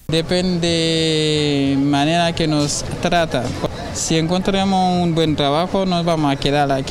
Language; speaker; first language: Spanish; non-native, learner; Haitian Creole